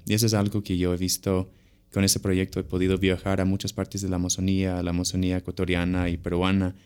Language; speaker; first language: Spanish; non-native, fluent; English